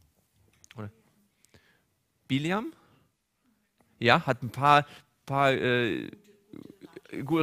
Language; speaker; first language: German; native; German